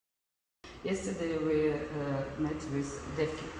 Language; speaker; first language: English; non-native, learner; Russian